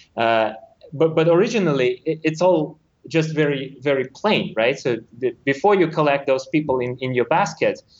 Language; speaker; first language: English; non-native, fluent; Russian